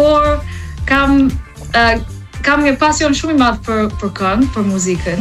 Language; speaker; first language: Albanian; non-native, learner; English